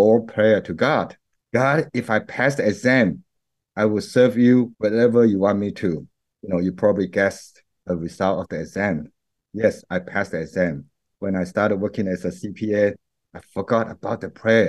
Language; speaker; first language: English; non-native, local second language; Min Nan Chinese